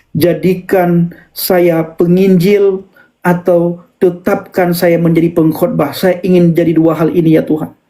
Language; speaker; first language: Indonesian; non-native, local second language; Achinese